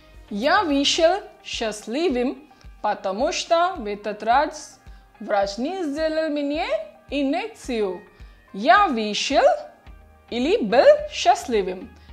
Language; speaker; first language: Russian; non-native, fluent; Hindi